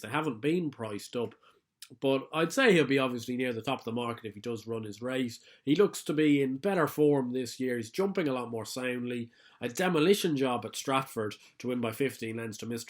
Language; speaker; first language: English; native; English